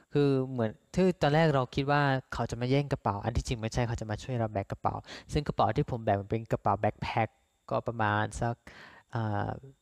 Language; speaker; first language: Thai; non-native, local second language; S'gaw Karen